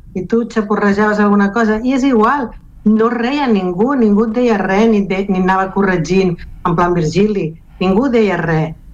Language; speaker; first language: Catalan; non-native, local second language; Galician